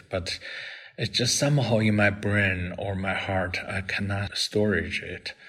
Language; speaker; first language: English; non-native, fluent; Chinese